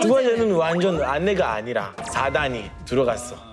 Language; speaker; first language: Korean; non-native, fluent; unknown